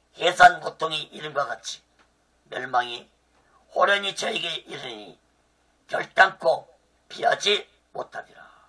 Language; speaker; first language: Korean; native; Korean